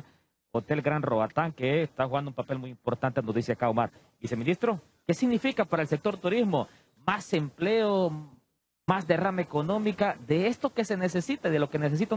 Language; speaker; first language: Spanish; native; Spanish